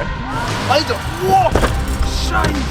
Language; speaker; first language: German; native; German